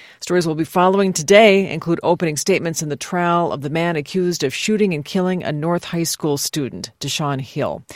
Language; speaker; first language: English; native; English